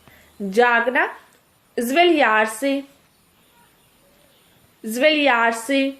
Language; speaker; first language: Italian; non-native, fluent; Urdu